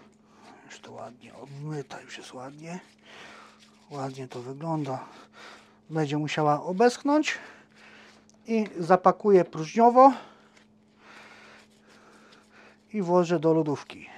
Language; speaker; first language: Polish; native; Polish